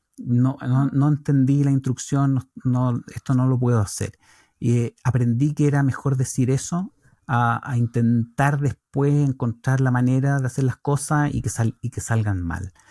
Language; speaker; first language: Spanish; native; Spanish